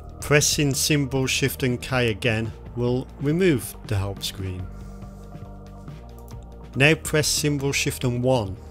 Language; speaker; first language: English; native; English